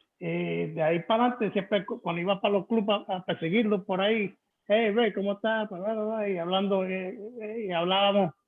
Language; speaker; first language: Spanish; early bilingual, heritage; Spanish